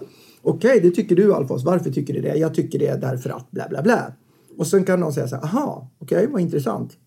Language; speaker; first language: Swedish; native; Swedish